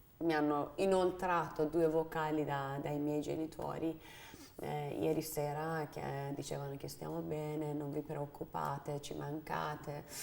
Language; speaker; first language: Italian; non-native, fluent; Persian